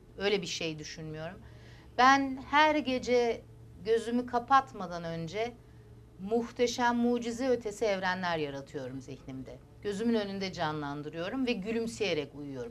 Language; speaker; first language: Turkish; early bilingual, heritage; Turkish